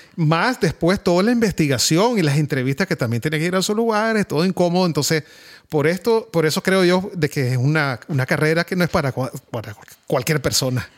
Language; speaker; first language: Spanish; native; Spanish